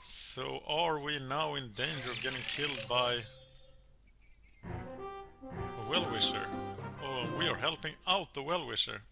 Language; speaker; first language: English; non-native, fluent; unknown